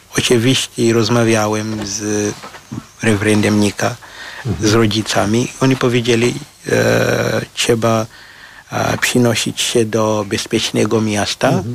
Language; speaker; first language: Polish; non-native, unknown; Shona